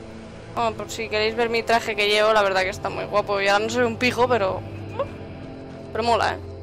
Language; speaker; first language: Spanish; native; Spanish